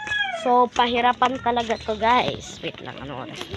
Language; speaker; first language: Filipino; non-native, local second language; Cebuano